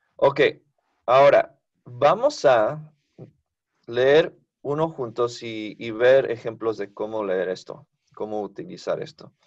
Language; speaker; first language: Spanish; non-native, fluent; English